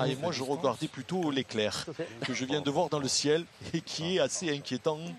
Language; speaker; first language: French; native; French